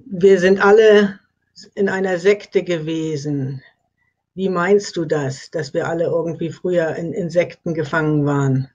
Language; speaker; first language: German; native; German